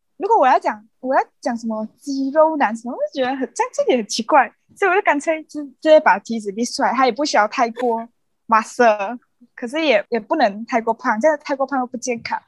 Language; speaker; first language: Chinese; native; Chinese